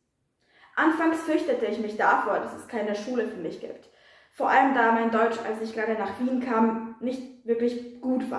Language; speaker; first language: German; non-native, fluent; Polish